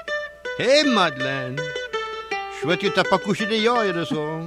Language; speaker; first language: French; native; French